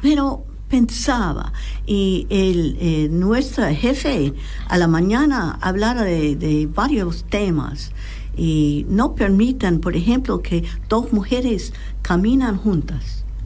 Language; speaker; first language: Spanish; non-native, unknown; English